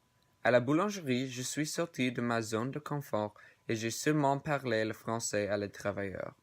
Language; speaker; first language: French; non-native, learner; English